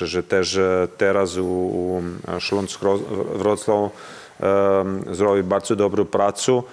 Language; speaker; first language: Polish; non-native, learner; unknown